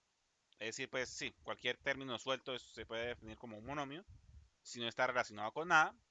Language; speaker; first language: Spanish; native; Spanish